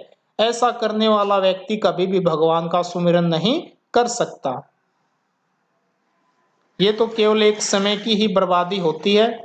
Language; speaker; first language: Hindi; native; Hindi